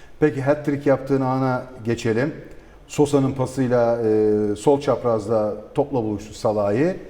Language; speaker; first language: Turkish; native; Turkish